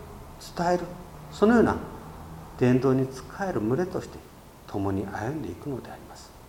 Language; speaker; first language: Japanese; native; Japanese